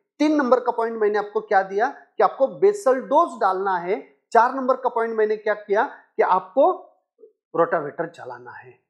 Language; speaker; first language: Hindi; non-native, local second language; Marathi